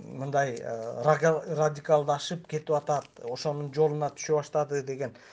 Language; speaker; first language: Kyrgyz; native; Kyrgyz